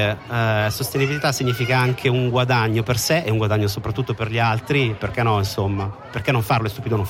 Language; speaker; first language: Italian; native; Italian